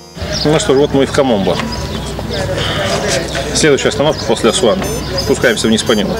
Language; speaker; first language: Russian; native; Russian